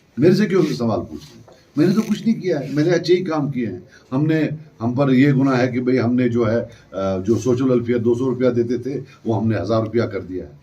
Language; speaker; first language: Urdu; non-native, local second language; Kashmiri